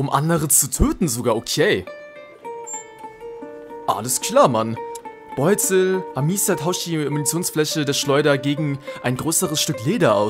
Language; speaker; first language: German; native; German